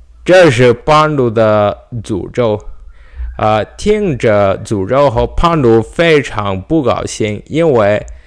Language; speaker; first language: Chinese; non-native, learner; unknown